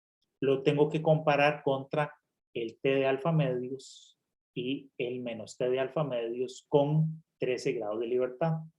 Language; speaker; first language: Spanish; native; Spanish